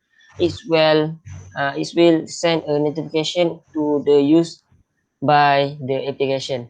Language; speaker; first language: English; non-native, learner; Malay